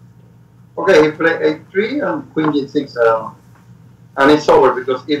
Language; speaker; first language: English; non-native, learner; Spanish